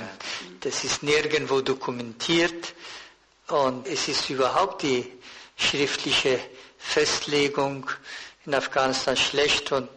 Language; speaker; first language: German; non-native, fluent; Persian